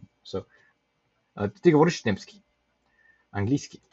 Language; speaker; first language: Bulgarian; non-native, learner; English